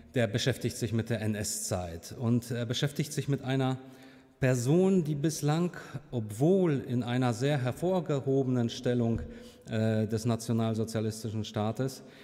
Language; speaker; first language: German; native; German